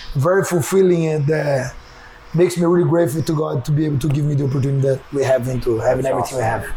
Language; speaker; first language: English; non-native, fluent; Portuguese